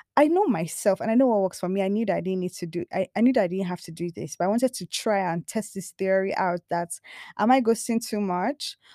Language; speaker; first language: English; non-native, local second language; Yoruba